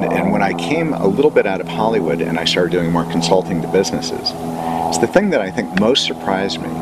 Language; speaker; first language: English; native; English